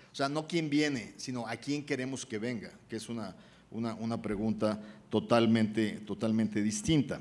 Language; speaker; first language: Spanish; native; Spanish